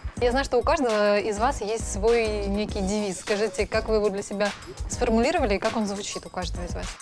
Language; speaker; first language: Russian; native; Russian